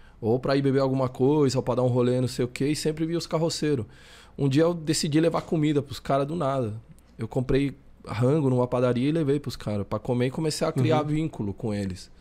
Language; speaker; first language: Portuguese; early bilingual, other home language; Spanish